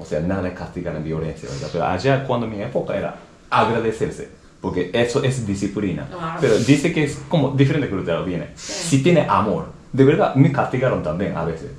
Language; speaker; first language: Spanish; non-native, learner; Japanese